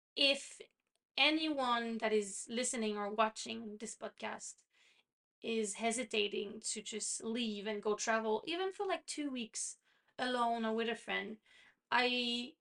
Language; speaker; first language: English; non-native, fluent; French